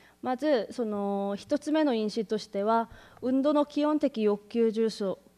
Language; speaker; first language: Japanese; non-native, fluent; Korean